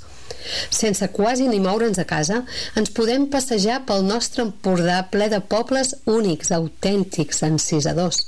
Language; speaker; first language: Catalan; native; Catalan